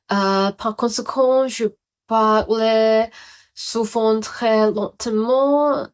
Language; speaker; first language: French; non-native, learner; Cantonese